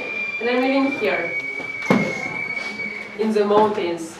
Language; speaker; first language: English; non-native, fluent; French